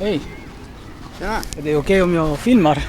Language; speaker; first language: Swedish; non-native, fluent; Arabic